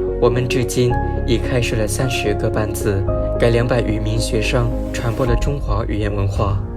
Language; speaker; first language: Chinese; non-native, fluent; Vietnamese